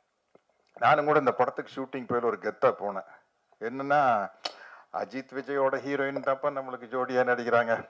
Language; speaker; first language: Tamil; native; Tamil